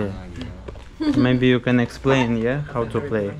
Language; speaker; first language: English; non-native, learner; Russian